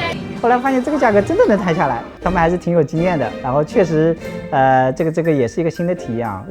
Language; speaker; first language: Chinese; native; Chinese